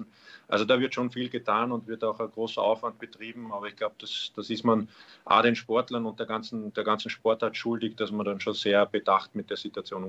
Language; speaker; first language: German; native; German